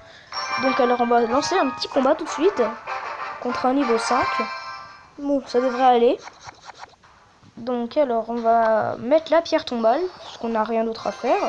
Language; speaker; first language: French; native; French